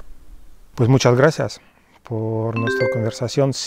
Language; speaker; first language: Spanish; non-native, fluent; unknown